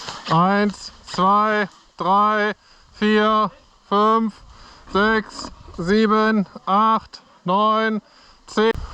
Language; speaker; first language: German; native; German